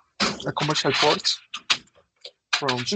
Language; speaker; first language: English; non-native, learner; Spanish